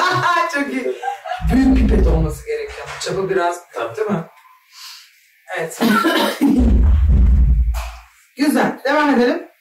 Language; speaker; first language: Turkish; native; Turkish